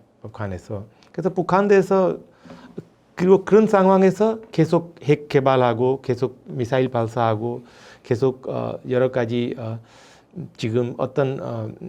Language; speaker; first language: Korean; non-native, fluent; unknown